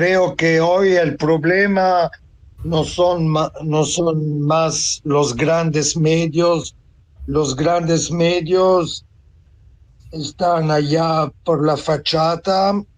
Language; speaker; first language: Spanish; non-native, fluent; Italian